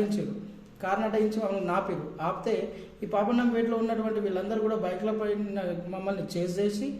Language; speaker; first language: Telugu; native; Telugu